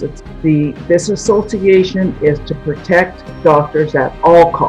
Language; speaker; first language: English; native; English